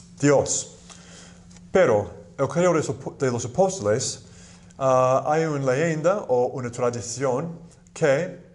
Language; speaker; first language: Spanish; non-native, fluent; English